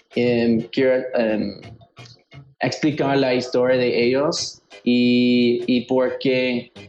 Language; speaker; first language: Spanish; early bilingual, heritage; Spanish